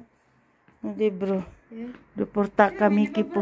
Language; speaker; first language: Swedish; non-native, learner; Filipino